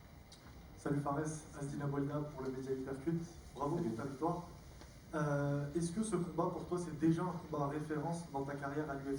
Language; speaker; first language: French; native; French